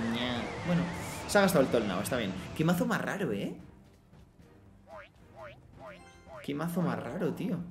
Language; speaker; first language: Spanish; native; Spanish